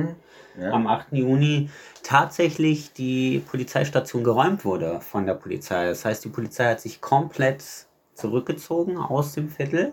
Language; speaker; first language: German; native; German